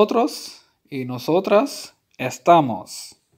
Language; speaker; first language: Spanish; non-native, fluent; Urdu